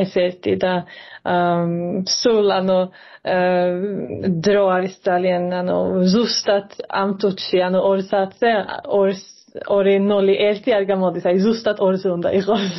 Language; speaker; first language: Georgian; early bilingual, heritage; Swedish